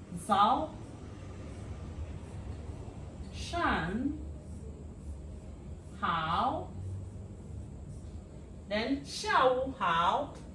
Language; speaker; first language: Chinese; non-native, learner; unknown